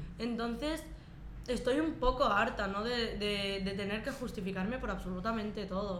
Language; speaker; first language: Spanish; early bilingual, other home language; Arabic